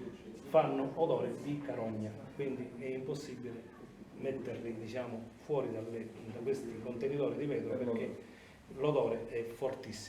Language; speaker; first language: Italian; native; Italian